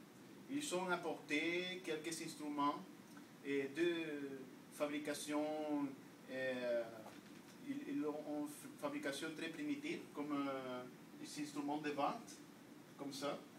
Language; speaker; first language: French; non-native, learner; Spanish